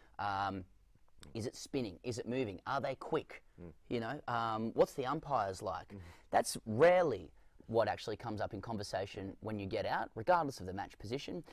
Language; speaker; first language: English; native; English